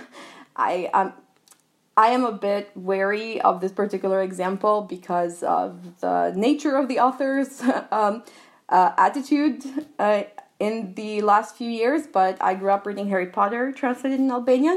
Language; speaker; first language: English; non-native, fluent; Albanian